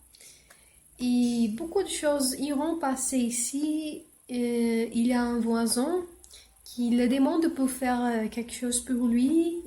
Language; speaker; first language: French; non-native, learner; English